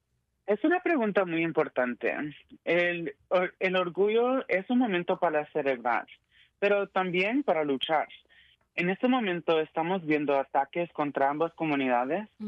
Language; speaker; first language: Spanish; early bilingual, heritage; Spanish